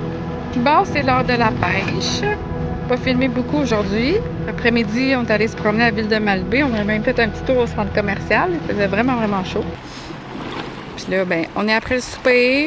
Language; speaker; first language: French; native; French